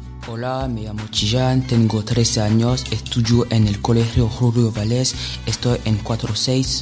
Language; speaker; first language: Spanish; non-native, learner; French